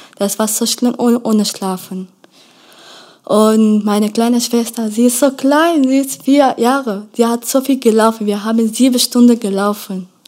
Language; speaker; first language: German; non-native, learner; Kurdish